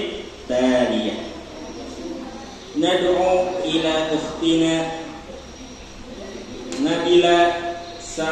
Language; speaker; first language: Arabic; non-native, learner; Indonesian